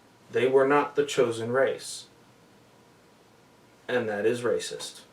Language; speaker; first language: English; native; English